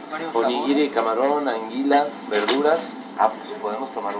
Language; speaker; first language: Spanish; native; Spanish